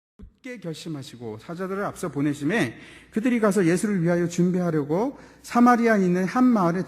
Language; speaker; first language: Korean; native; Korean